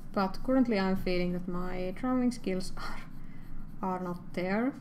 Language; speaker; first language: English; non-native, fluent; Finnish